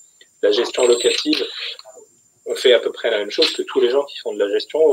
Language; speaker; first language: French; native; French